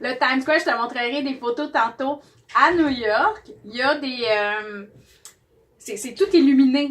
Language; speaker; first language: French; native; French